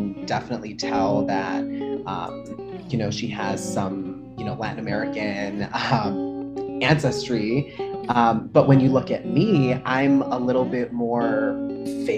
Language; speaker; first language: English; early bilingual, other home language; Spanish